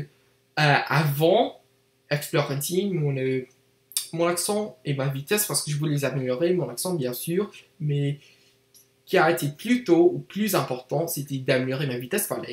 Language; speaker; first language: French; non-native, learner; English